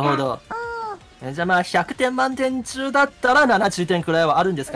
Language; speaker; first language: Japanese; native; Japanese